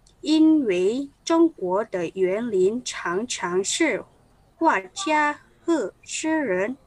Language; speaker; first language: Chinese; non-native, learner; Indonesian